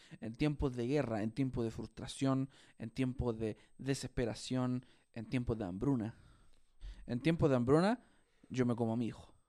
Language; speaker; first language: Spanish; native; Spanish